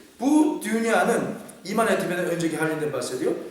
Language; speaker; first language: Turkish; non-native, fluent; Korean